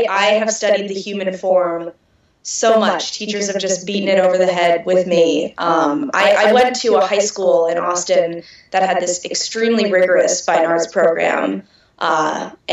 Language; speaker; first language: English; native; English